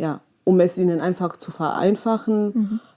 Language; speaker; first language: German; early bilingual, other home language; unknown